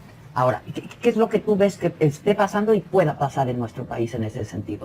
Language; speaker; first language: Spanish; native; Spanish